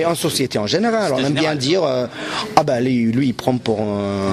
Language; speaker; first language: French; non-native, local second language; English